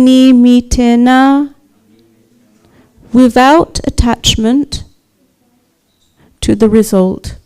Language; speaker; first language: German; non-native, learner; English